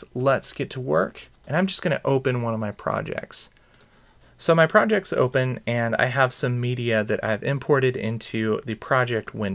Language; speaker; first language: English; native; English